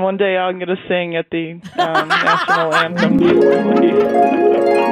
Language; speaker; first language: English; native; English